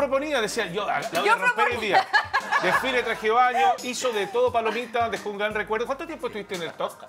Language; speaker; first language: Spanish; native; Spanish